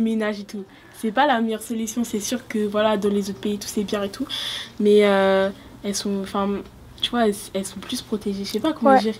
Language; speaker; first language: French; native; French